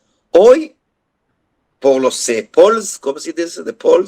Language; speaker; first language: Spanish; non-native, fluent; Hebrew